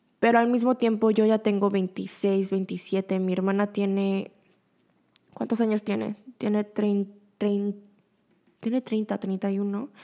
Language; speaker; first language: Spanish; early bilingual, other home language; Korean